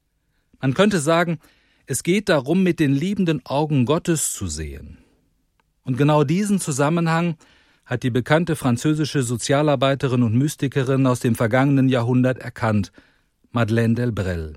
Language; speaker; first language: German; native; German